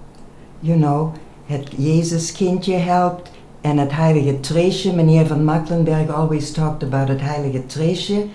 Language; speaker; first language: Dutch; early bilingual, heritage; Dutch